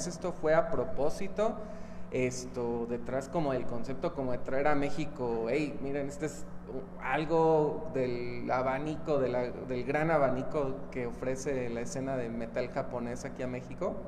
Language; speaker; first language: Spanish; native; Spanish